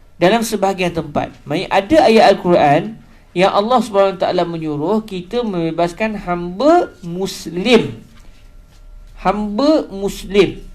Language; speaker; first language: Malay; native; Malay